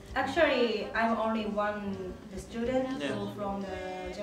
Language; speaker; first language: English; non-native, learner; Japanese